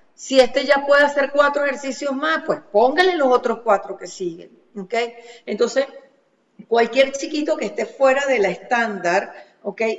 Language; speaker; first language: Spanish; native; Spanish